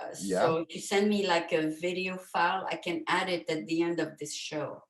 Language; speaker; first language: English; non-native, fluent; French